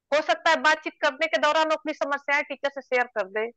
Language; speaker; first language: Hindi; native; Hindi